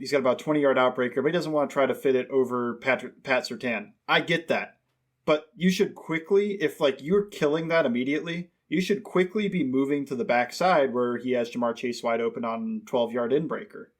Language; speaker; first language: English; native; English